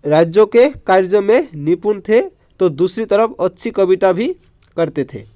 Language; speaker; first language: Hindi; non-native, local second language; Assamese